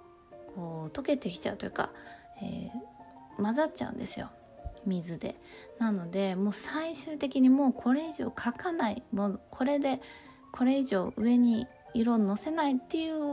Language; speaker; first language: Japanese; native; Japanese